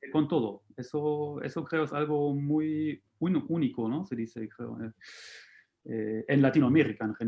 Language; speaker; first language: Spanish; non-native, fluent; German